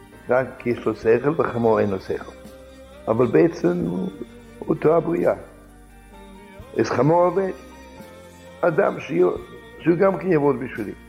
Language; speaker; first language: Hebrew; non-native, fluent; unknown